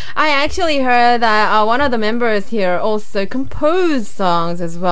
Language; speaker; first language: English; early bilingual, other home language; Korean